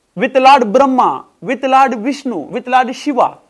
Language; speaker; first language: English; non-native, local second language; Tamil